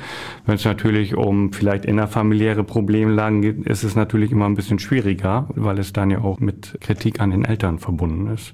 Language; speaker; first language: German; native; German